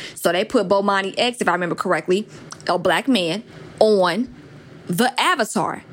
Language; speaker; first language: English; native; English